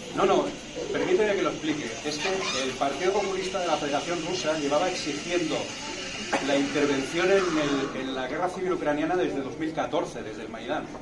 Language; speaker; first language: Spanish; native; Spanish